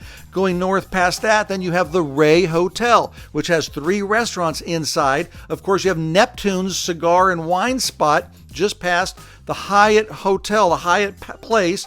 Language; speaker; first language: English; native; English